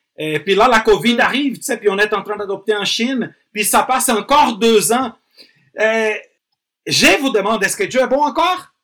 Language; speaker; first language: French; non-native, fluent; Portuguese